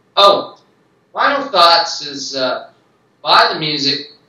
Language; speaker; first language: English; native; English